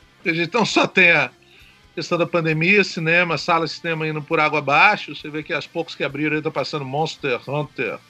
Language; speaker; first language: Portuguese; native; Portuguese